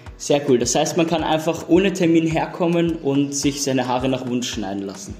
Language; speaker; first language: German; native; German